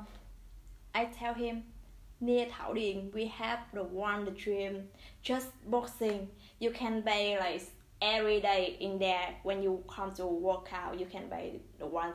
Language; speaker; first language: English; non-native, learner; Vietnamese